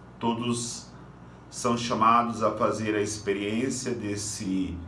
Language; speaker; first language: Portuguese; native; Portuguese